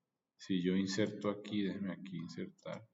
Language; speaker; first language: Spanish; native; Spanish